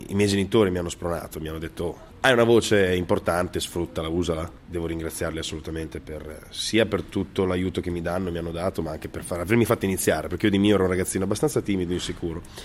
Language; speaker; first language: Italian; native; Italian